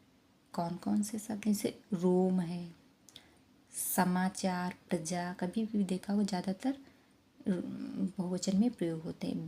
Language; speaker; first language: Hindi; native; Hindi